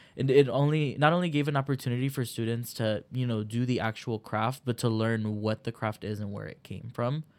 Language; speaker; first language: English; early bilingual, other home language; Spanish